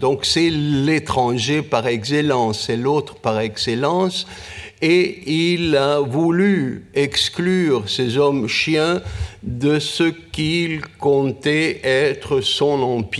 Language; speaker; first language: French; non-native, fluent; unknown